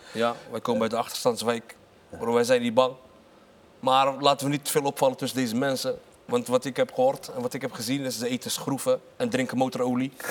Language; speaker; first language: Dutch; early bilingual, other home language; Arabic